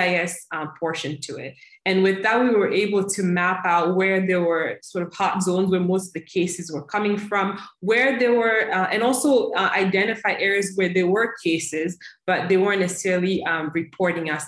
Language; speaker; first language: English; native; English